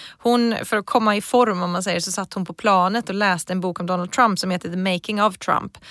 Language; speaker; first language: Swedish; native; Swedish